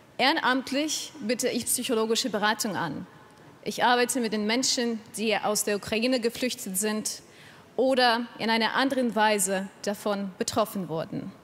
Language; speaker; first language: German; non-native, fluent; Ukrainian